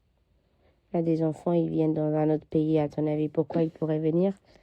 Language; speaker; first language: French; non-native, fluent; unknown